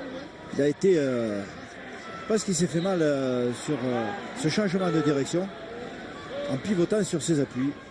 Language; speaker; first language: French; native; French